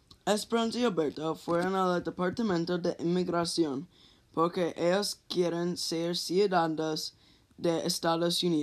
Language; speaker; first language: Spanish; non-native, learner; English